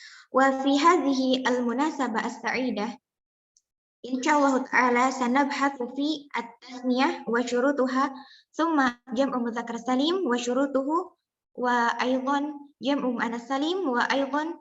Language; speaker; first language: Arabic; non-native, learner; Indonesian